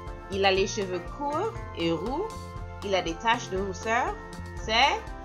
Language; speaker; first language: French; non-native, fluent; English